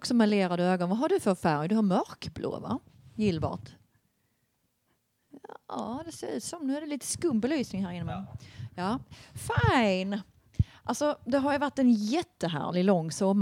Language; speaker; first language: Swedish; native; Swedish